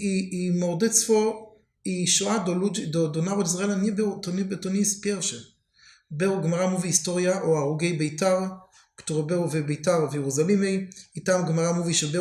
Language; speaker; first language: Polish; non-native, learner; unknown